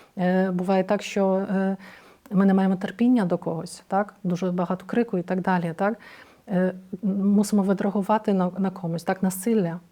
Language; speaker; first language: Ukrainian; native; Ukrainian